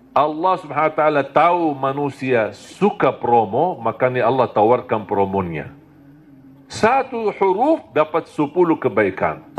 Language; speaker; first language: Malay; non-native, fluent; Arabic